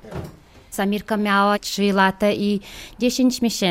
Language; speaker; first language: Polish; non-native, learner; Chechen